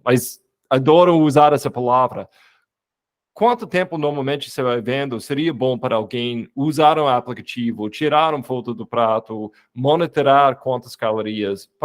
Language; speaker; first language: Portuguese; non-native, fluent; English